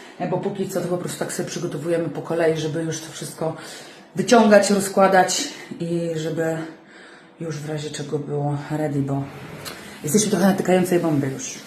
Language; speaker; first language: Polish; native; Polish